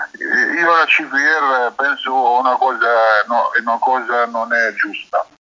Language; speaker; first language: Italian; non-native, learner; Arabic